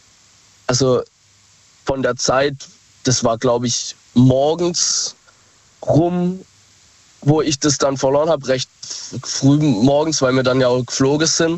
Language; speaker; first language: German; native; German